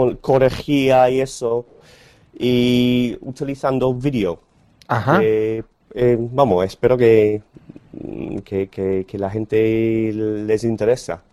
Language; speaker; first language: Spanish; non-native, fluent; English